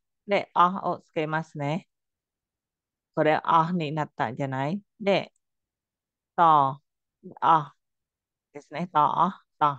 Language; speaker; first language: Japanese; non-native, fluent; Khmer